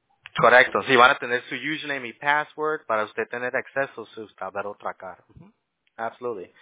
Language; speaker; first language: Spanish; early bilingual, heritage; English